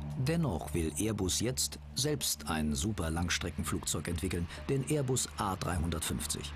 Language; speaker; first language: German; native; German